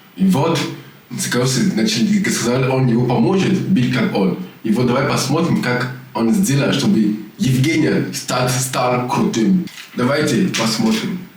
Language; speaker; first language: Russian; non-native, learner; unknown